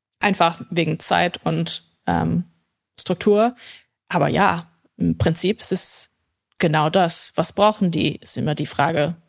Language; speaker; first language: German; early bilingual, heritage; English